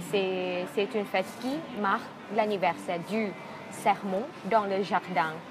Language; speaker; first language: French; non-native, fluent; Thai